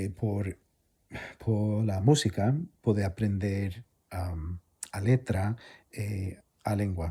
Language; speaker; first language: Galician; non-native, fluent; English